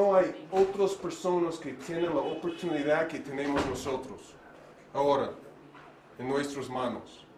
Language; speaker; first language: Spanish; non-native, learner; English